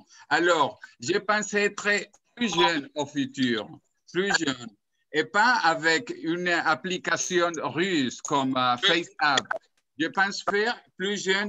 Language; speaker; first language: French; non-native, fluent; Spanish